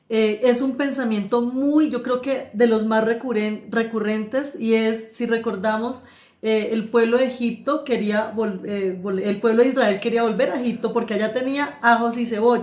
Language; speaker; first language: Spanish; native; Spanish